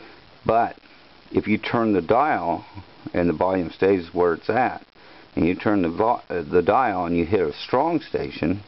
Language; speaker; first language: English; native; English